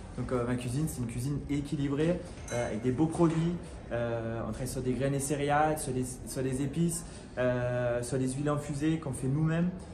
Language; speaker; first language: French; non-native, fluent; German